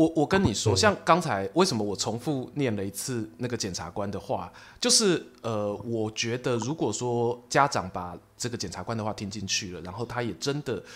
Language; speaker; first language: Chinese; native; Chinese